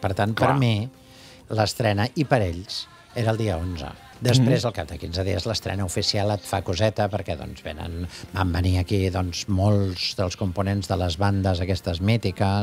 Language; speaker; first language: Catalan; native; Catalan